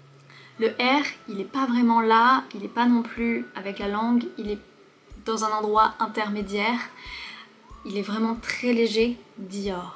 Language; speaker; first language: French; native; French